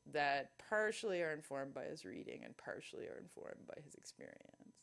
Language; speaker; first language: English; native; English